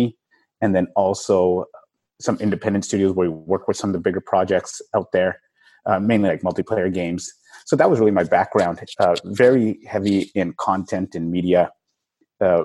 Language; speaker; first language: English; native; English